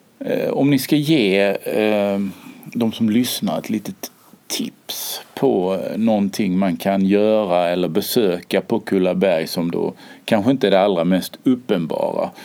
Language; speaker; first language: Swedish; native; Swedish